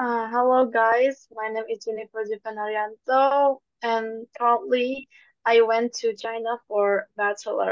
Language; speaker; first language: English; non-native, local second language; Indonesian